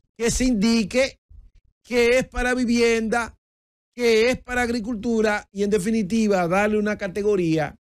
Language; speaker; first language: Spanish; native; Spanish